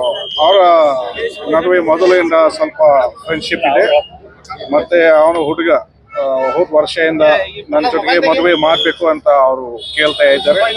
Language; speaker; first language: Kannada; non-native, fluent; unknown